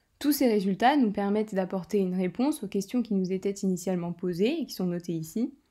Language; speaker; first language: French; native; French